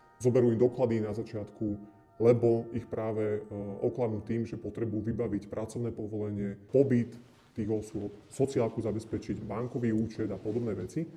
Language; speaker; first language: Slovak; native; Slovak